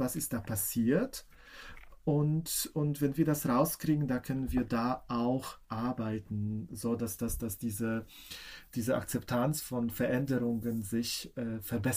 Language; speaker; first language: German; non-native, fluent; Polish